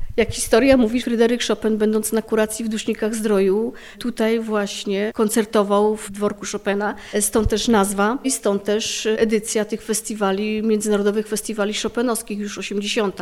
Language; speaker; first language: Polish; native; Polish